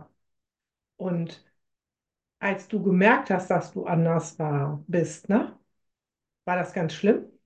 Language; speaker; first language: German; native; German